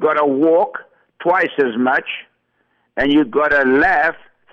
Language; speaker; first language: English; native; English